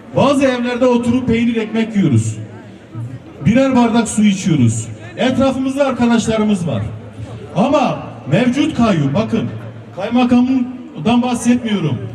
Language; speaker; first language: Turkish; non-native, local second language; Kurdish